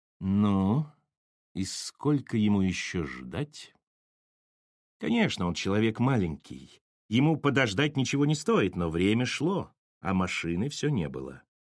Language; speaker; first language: Russian; native; Russian